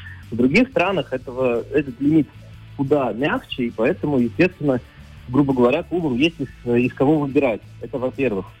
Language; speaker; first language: Russian; native; Russian